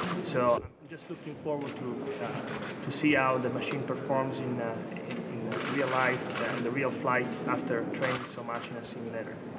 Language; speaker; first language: English; non-native, fluent; Italian